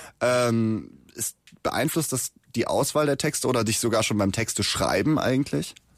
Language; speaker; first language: German; native; German